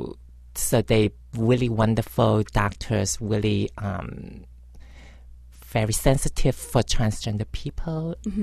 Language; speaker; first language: English; non-native, local second language; Cantonese